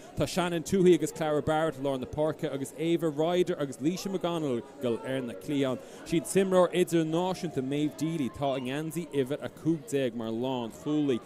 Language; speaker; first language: Irish; native; Irish